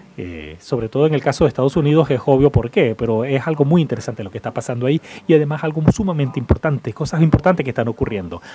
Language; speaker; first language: Spanish; non-native, fluent; English